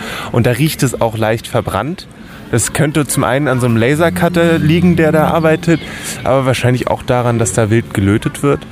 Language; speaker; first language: German; native; German